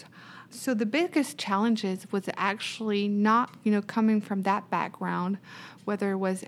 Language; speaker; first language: English; non-native, fluent; French